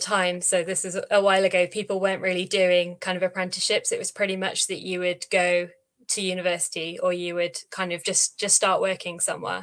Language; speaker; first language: English; native; English